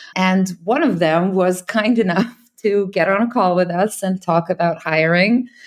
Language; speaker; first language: English; non-native, fluent; Serbian